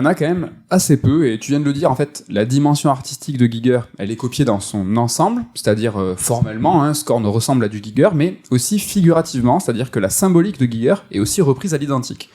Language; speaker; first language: French; native; French